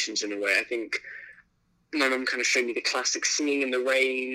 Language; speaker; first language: English; native; English